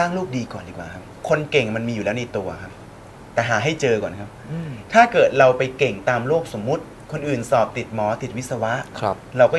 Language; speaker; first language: Thai; native; Thai